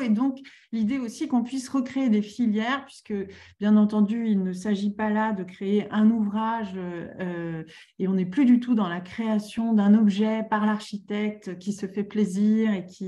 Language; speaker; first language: French; native; French